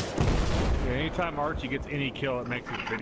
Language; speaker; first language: English; native; English